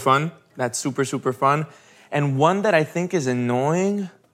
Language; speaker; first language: English; early bilingual, other home language; Spanish